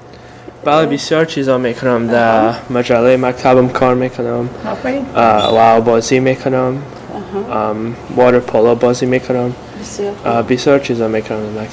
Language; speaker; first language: Persian; early bilingual, heritage; Persian